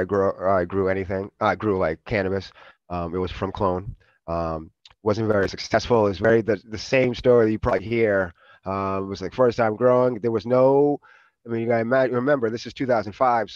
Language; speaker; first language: English; native; English